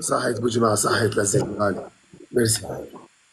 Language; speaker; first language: Arabic; native; Arabic